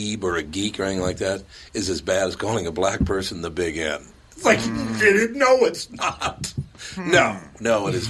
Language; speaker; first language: English; native; English